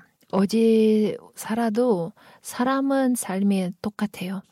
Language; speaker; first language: Korean; non-native, learner; Kyrgyz